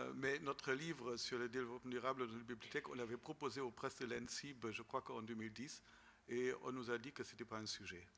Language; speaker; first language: French; non-native, fluent; German